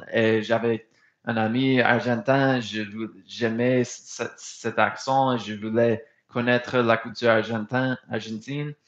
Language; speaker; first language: French; non-native, fluent; English